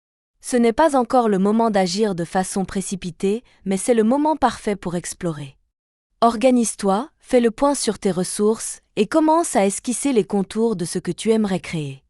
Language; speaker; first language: French; native; French